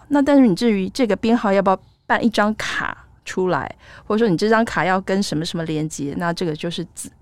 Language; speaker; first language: Chinese; native; Chinese